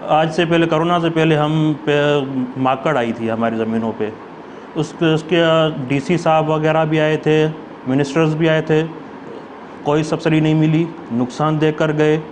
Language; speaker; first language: Urdu; non-native, local second language; Sindhi